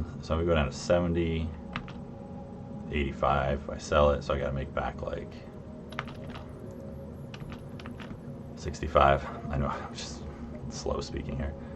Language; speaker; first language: English; native; English